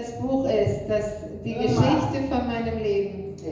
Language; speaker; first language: German; non-native, fluent; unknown